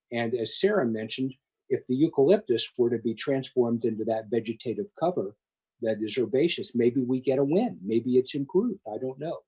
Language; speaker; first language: English; native; English